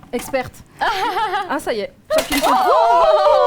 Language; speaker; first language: French; native; French